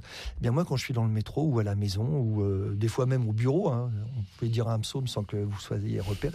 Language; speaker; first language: French; native; French